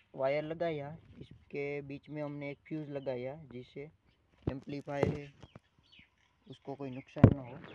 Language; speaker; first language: Hindi; non-native, local second language; Gujarati